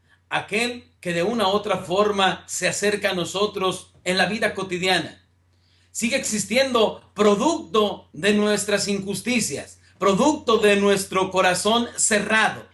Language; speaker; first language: Spanish; native; Spanish